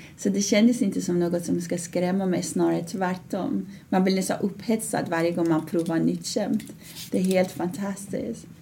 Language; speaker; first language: Swedish; non-native, fluent; Persian